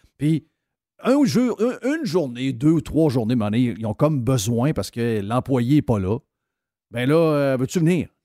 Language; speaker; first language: French; native; French